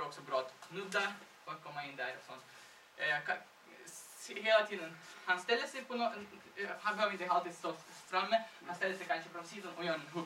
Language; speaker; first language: Swedish; non-native, fluent; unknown